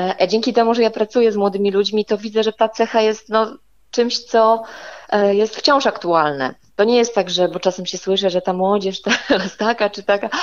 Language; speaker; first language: Polish; native; Polish